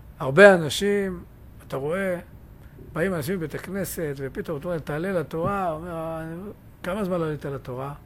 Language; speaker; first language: Hebrew; native; Hebrew